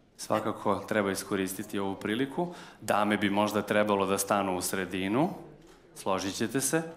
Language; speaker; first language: Serbian; native; Serbian